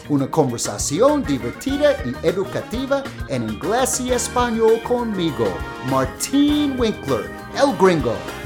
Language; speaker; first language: Spanish; non-native, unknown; English